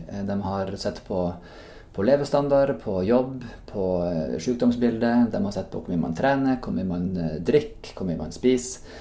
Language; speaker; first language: Norwegian; native; Norwegian